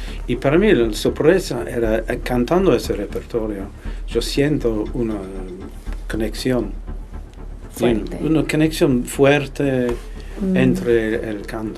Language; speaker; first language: Spanish; non-native, fluent; English